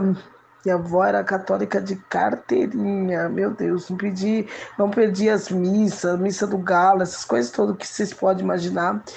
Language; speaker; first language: Portuguese; native; Portuguese